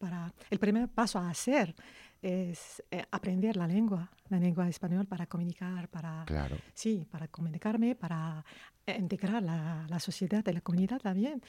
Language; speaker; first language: Spanish; non-native, learner; Arabic